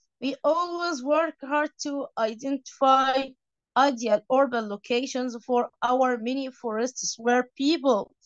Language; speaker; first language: English; non-native, fluent; Arabic